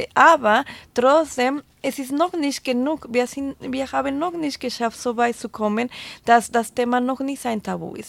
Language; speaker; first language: German; non-native, fluent; Spanish